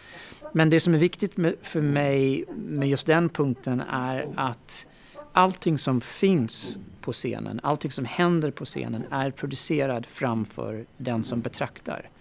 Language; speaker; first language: Swedish; non-native, fluent; English